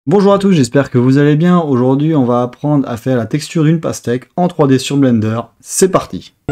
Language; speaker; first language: French; native; French